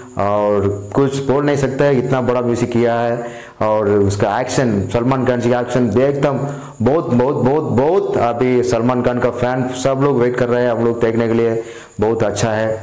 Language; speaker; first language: Hindi; non-native, local second language; Tamil